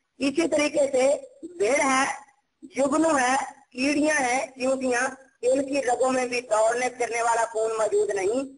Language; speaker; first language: Urdu; non-native, local second language; Punjabi